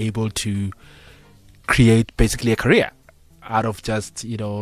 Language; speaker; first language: English; non-native, local second language; Tswana